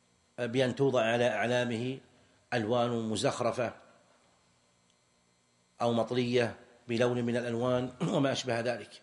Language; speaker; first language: Arabic; native; Arabic